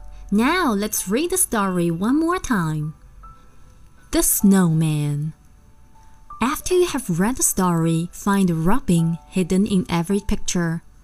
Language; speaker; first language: English; non-native, fluent; Chinese